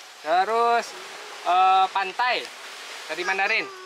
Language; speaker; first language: Indonesian; native; Indonesian